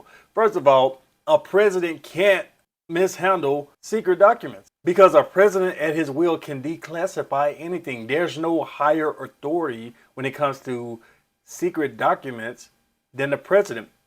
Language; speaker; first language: English; native; English